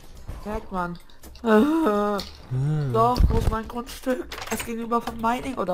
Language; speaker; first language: German; native; German